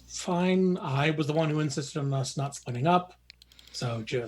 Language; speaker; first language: English; native; English